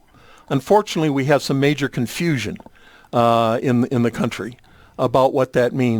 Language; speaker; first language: English; native; English